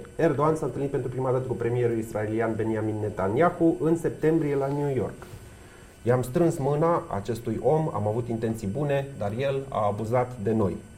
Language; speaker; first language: Romanian; native; Romanian